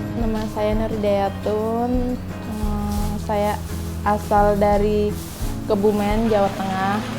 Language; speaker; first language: Indonesian; native; Indonesian